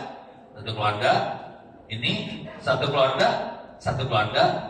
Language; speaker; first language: Indonesian; native; Indonesian